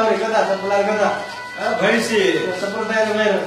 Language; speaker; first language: Nepali; native; Nepali